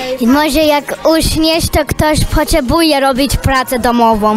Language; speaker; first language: Polish; early bilingual, heritage; Polish